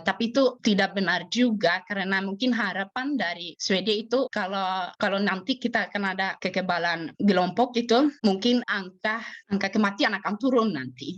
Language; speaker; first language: Indonesian; non-native, fluent; Swedish